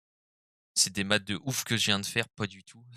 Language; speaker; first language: French; native; French